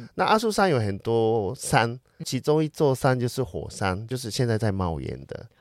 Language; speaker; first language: Chinese; non-native, fluent; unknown